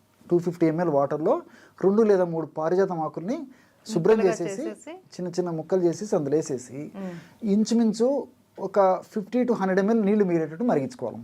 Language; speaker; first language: Telugu; native; Telugu